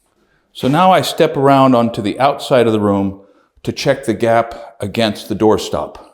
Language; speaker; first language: English; native; English